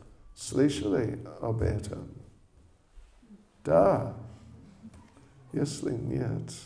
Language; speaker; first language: Russian; non-native, learner; English